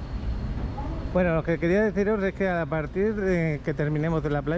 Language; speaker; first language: Spanish; native; Spanish